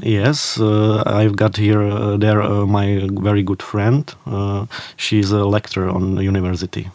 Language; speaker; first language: English; non-native, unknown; Czech